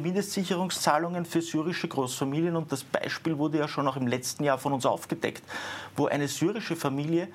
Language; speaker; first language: German; native; German